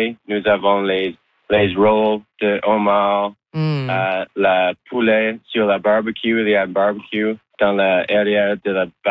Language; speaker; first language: French; non-native, local second language; English